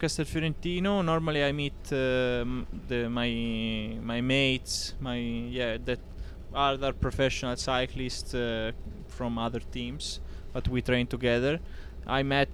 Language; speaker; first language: English; non-native, learner; Italian